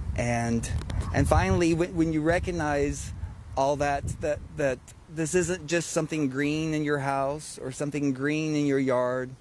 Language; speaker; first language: English; native; English